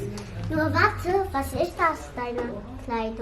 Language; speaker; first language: German; early bilingual, other home language; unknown